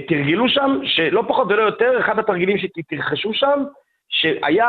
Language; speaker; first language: Hebrew; native; Hebrew